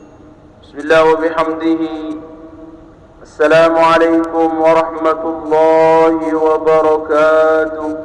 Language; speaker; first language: Arabic; non-native, fluent; Sasak